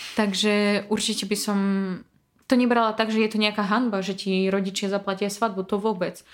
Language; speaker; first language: Slovak; non-native, fluent; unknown